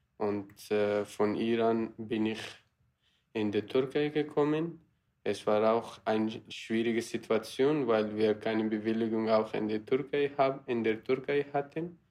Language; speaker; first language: German; non-native, learner; Persian